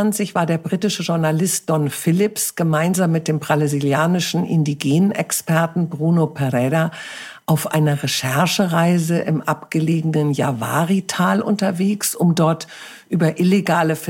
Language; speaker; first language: German; native; German